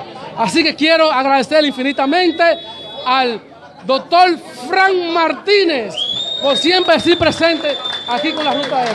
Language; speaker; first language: Spanish; native; Spanish